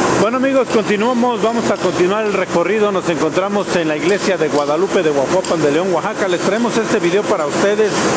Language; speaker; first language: Spanish; native; Spanish